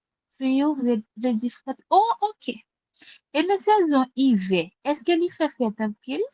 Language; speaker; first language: French; non-native, local second language; Haitian Creole